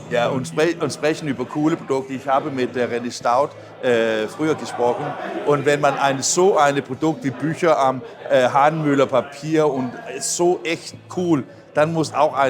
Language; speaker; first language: German; non-native, learner; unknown